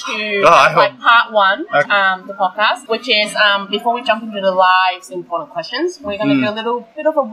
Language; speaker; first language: English; non-native, local second language; Cantonese